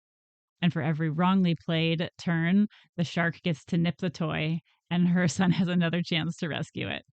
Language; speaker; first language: English; native; English